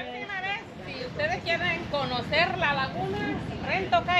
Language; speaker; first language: Spanish; native; Spanish